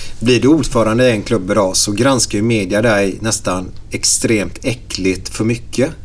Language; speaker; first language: Swedish; native; Swedish